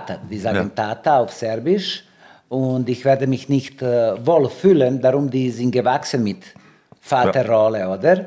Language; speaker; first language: German; non-native, learner; Serbian